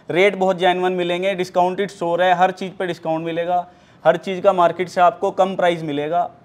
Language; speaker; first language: Hindi; native; Hindi